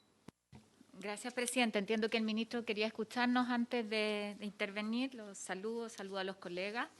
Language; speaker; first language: Spanish; native; Spanish